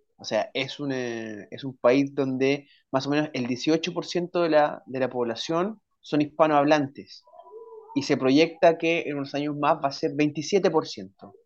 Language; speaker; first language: Spanish; native; Spanish